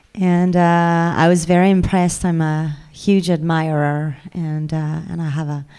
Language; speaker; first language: English; non-native, fluent; French